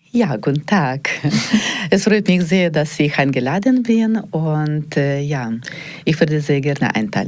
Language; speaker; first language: German; non-native, learner; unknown